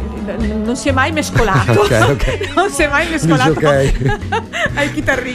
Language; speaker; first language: Italian; native; Italian